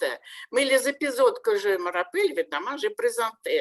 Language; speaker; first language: French; non-native, fluent; Russian